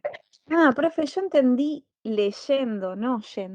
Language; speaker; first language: Spanish; native; Spanish